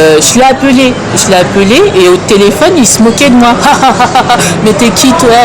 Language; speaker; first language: French; early bilingual, other home language; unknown